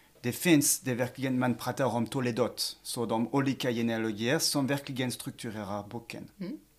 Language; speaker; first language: Swedish; non-native, fluent; French